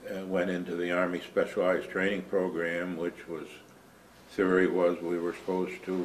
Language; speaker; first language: English; native; English